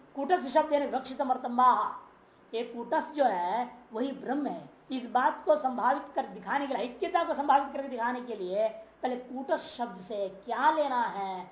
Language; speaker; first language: Hindi; non-native, local second language; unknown